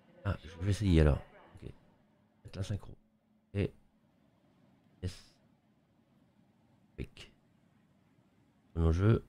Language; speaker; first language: French; native; French